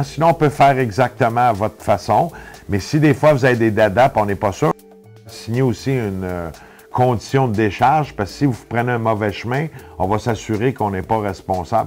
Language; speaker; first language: French; native; French